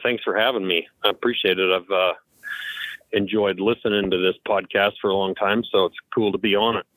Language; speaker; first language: English; native; English